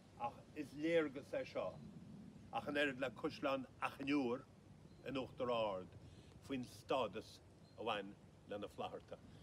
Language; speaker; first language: Irish; native; Irish